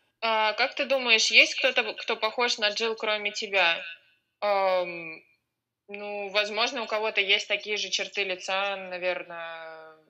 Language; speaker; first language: Russian; native; Russian